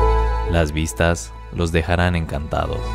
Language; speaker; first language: Spanish; native; Spanish